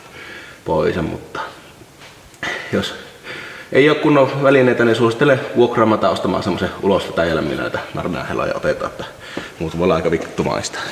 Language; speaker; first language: Finnish; native; Finnish